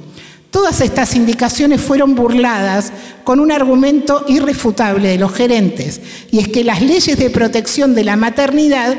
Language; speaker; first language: Spanish; native; Spanish